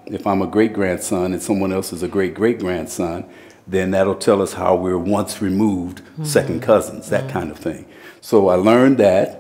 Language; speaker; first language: English; native; English